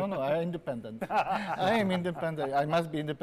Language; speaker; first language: English; non-native, learner; Slovak